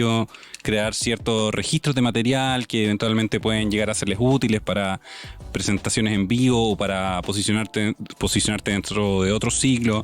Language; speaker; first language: Spanish; native; Spanish